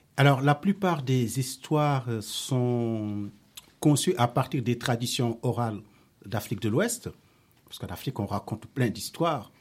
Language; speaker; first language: French; non-native, local second language; Wolof